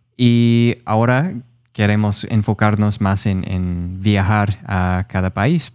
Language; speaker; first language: Spanish; non-native, fluent; English